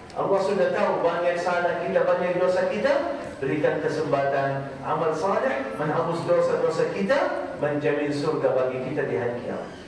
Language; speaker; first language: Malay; non-native, fluent; Arabic